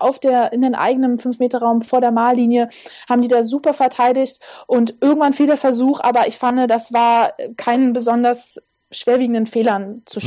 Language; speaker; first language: German; native; German